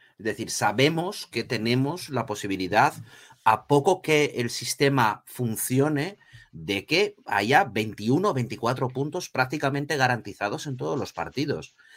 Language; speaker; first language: Spanish; early bilingual, other home language; Portuguese